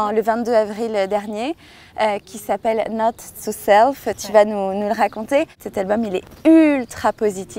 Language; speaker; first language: French; native; French